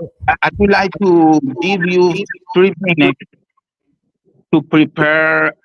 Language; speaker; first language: English; non-native, learner; Spanish